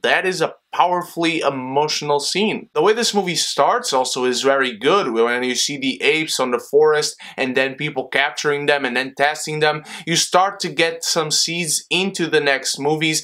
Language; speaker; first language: English; non-native, fluent; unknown